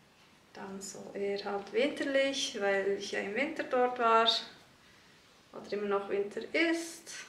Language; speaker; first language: German; early bilingual, other home language; Turkish